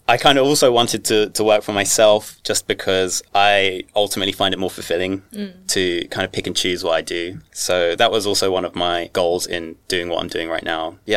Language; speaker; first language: English; native; English